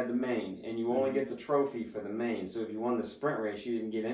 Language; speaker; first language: English; native; English